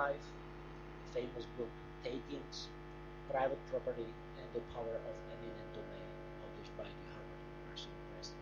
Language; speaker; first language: English; non-native, fluent; Czech